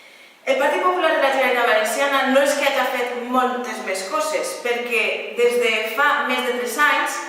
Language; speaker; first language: Catalan; native; Catalan